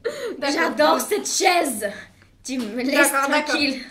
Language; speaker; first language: French; non-native, fluent; Bulgarian